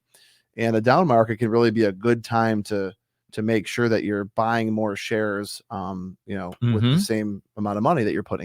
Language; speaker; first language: English; native; English